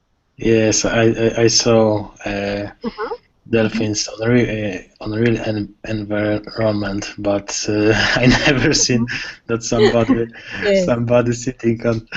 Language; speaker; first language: English; non-native, learner; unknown